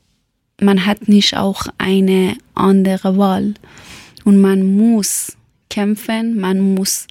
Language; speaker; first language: German; non-native, learner; Persian